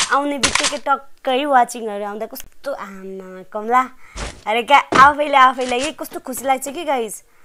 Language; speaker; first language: Hindi; non-native, local second language; Nepali